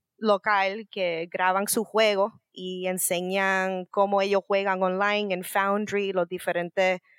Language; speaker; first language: Spanish; native; Spanish